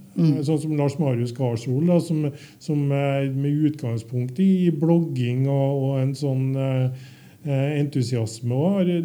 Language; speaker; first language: Norwegian; native; Norwegian